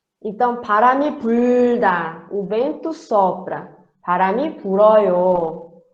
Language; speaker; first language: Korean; non-native, fluent; Portuguese